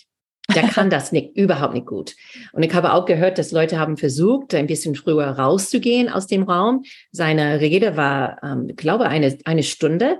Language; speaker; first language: German; non-native, fluent; English